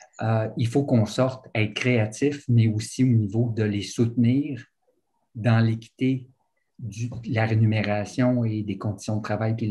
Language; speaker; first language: French; native; French